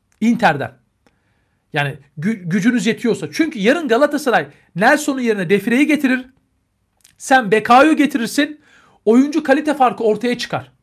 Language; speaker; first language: Turkish; native; Turkish